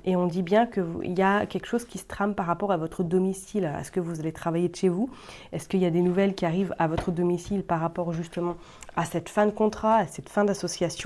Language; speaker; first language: French; native; French